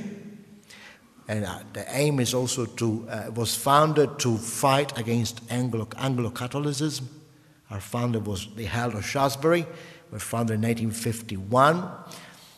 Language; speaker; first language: English; non-native, fluent; Italian